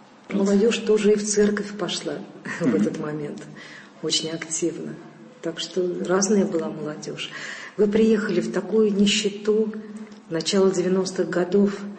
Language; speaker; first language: Russian; native; Russian